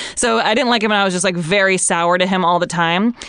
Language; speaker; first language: English; native; English